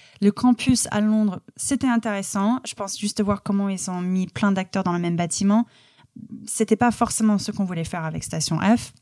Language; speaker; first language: French; non-native, fluent; English